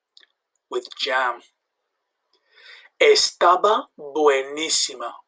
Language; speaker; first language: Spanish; non-native, fluent; English